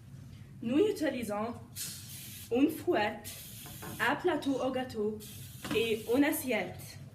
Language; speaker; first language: French; non-native, learner; English